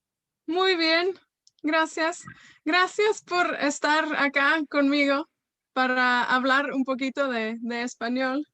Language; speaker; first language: Spanish; non-native, fluent; Welsh